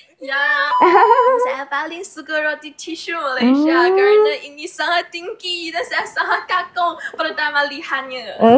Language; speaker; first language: Malay; non-native, learner; Chinese